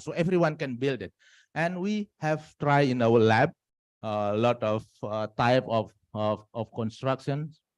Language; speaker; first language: English; non-native, fluent; Indonesian